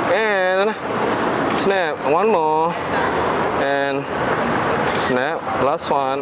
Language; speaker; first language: English; non-native, local second language; Malay